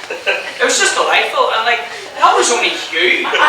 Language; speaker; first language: English; native; English